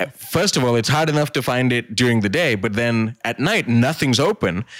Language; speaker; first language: English; early bilingual, other home language; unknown